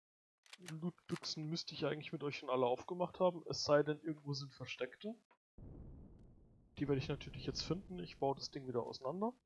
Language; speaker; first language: German; native; German